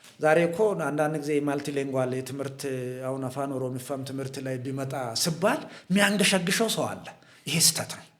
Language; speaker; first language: Amharic; non-native, local second language; Hadiyya